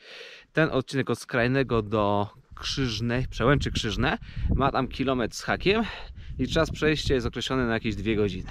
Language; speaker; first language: Polish; native; Polish